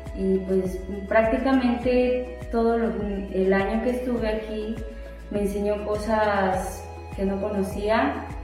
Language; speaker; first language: Spanish; non-native, local second language; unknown